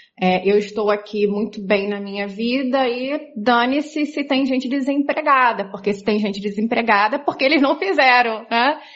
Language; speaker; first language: Portuguese; native; Portuguese